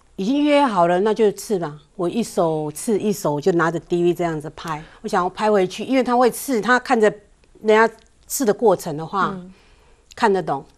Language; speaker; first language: Chinese; native; Chinese